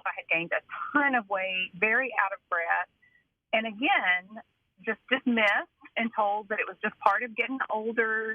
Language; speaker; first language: English; native; English